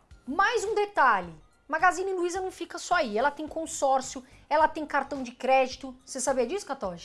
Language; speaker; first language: Portuguese; native; Portuguese